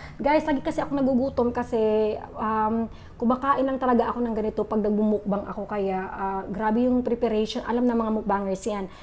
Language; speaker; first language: Filipino; non-native, local second language; Cebuano